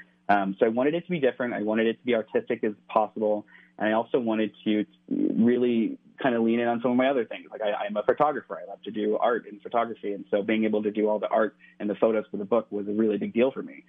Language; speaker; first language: English; native; English